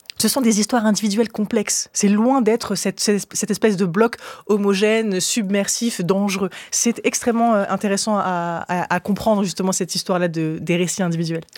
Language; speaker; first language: French; early bilingual, other home language; Arabic